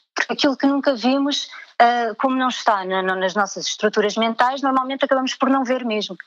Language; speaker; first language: Portuguese; native; Portuguese